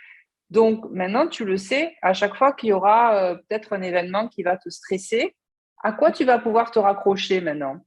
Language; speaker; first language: French; native; French